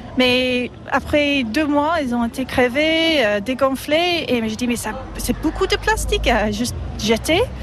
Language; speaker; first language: French; non-native, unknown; English